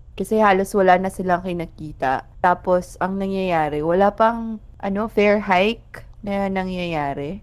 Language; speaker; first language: Filipino; non-native, local second language; Bikol